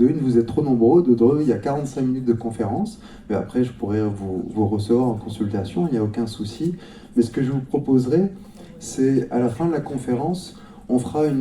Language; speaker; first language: French; native; French